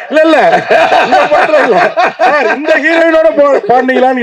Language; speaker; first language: Tamil; native; Tamil